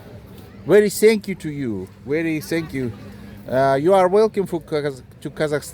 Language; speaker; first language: English; non-native, learner; Kazakh